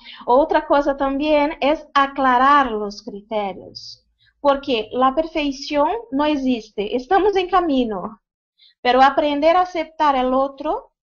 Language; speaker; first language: Spanish; non-native, fluent; Portuguese